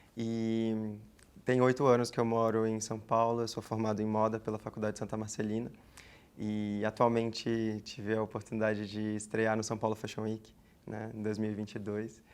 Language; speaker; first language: Portuguese; native; Portuguese